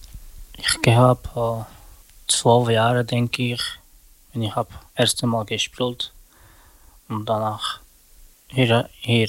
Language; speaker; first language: German; non-native, learner; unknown